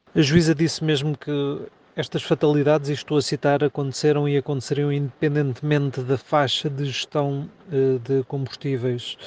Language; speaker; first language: Portuguese; native; Portuguese